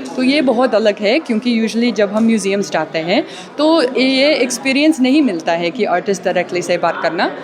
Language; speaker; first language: Hindi; early bilingual, heritage; English